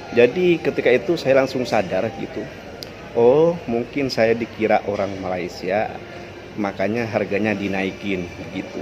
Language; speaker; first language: Indonesian; non-native, local second language; Madurese